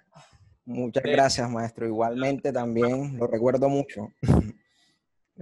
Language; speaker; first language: Spanish; native; Spanish